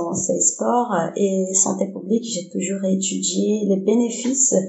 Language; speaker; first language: French; non-native, fluent; Portuguese